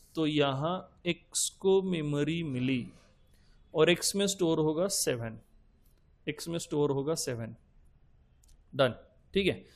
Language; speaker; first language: Hindi; non-native, local second language; Marathi